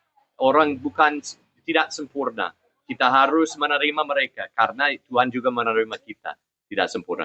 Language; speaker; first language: Indonesian; non-native, fluent; English